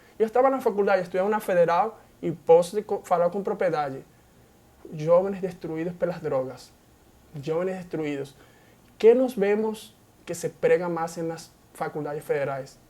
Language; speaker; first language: Portuguese; non-native, fluent; Spanish